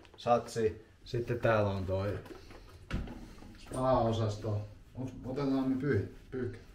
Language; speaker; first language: Finnish; native; Finnish